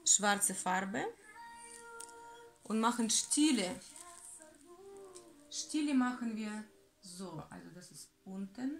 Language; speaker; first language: German; non-native, learner; Russian